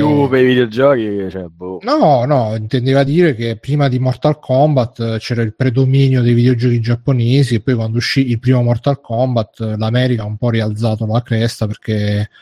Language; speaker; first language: Italian; native; Italian